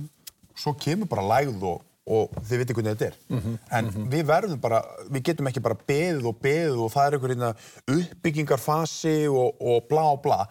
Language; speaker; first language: Icelandic; native; Icelandic